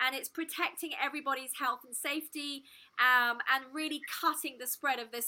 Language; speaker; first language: English; native; English